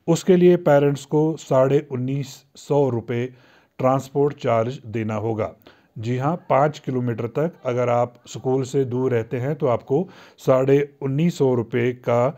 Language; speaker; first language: Hindi; non-native, local second language; Kashmiri